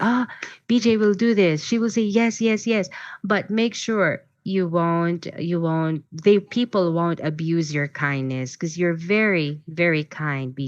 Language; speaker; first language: English; non-native, fluent; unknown